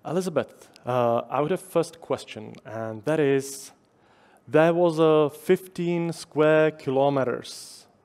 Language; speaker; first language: English; non-native, fluent; Czech